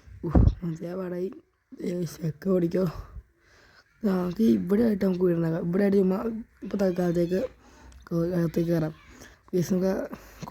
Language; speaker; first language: Malayalam; native; Malayalam